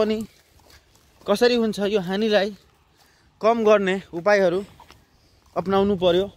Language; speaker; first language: Nepali; non-native, local second language; Maithili